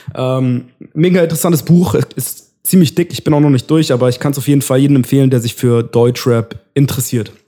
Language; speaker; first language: German; early bilingual, other home language; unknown